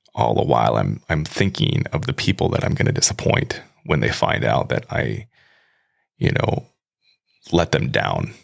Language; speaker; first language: English; native; English